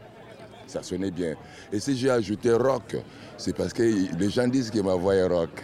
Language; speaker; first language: French; non-native, local second language; Lingala